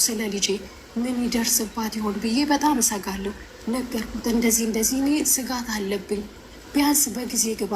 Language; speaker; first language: Amharic; native; Amharic